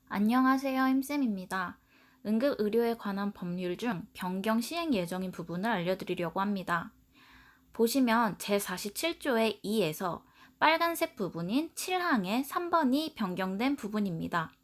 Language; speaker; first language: Korean; native; Korean